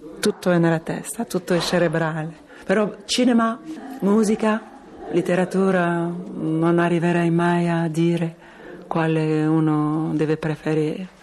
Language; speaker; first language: Italian; non-native, fluent; French